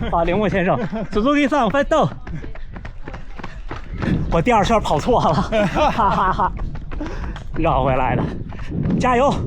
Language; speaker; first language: Chinese; native; Chinese